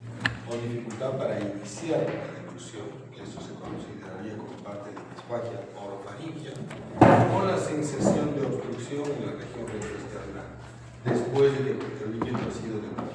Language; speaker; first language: Spanish; native; Spanish